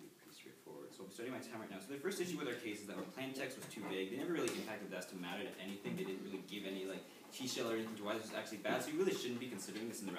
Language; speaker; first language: English; native; English